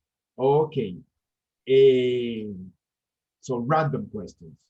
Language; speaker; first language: English; non-native, fluent; Spanish